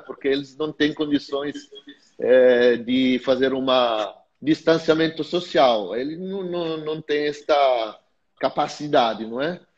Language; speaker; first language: Portuguese; non-native, fluent; Italian